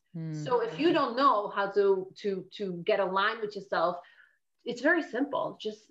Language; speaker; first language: English; non-native, fluent; Polish